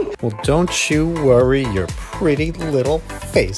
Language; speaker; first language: English; native; English